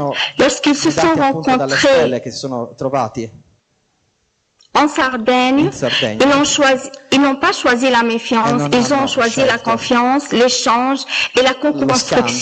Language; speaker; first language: French; non-native, local second language; Arabic